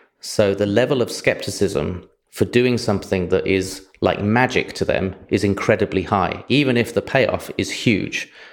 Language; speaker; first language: English; native; English